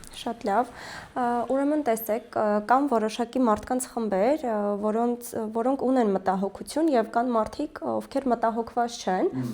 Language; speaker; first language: Armenian; native; Armenian